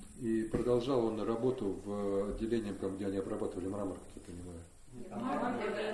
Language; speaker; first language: Russian; native; Russian